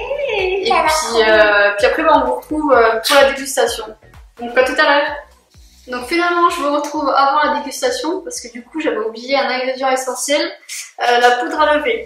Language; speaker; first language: French; native; French